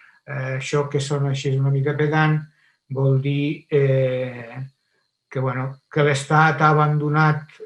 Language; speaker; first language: Catalan; native; Catalan